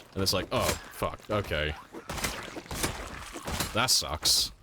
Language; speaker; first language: English; native; English